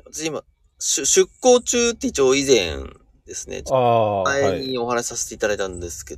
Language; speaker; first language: Japanese; native; Japanese